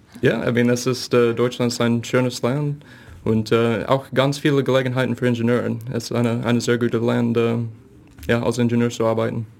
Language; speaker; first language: German; non-native, fluent; English